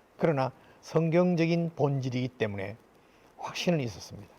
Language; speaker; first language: Korean; native; Korean